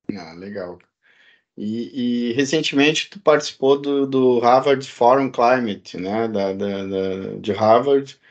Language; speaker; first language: Portuguese; native; Portuguese